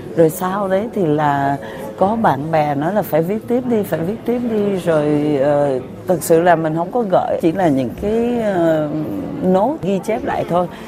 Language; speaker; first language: Vietnamese; early bilingual, heritage; Vietnamese